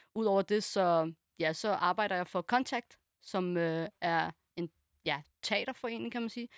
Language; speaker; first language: Danish; early bilingual, other home language; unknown